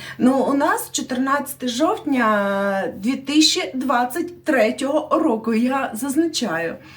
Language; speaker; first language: Ukrainian; native; Ukrainian